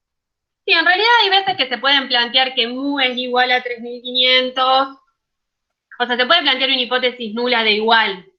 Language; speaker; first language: Spanish; native; Spanish